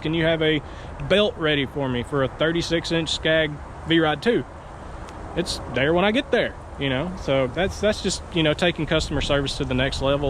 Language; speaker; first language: English; native; English